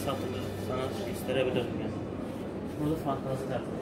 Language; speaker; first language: Turkish; native; Turkish